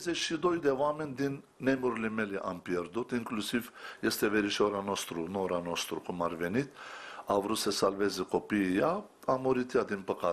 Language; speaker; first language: Romanian; non-native, fluent; Turkish